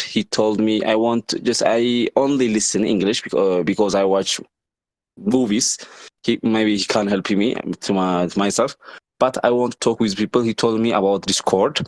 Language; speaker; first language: English; non-native, learner; Amharic